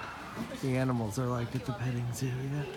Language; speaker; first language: English; native; English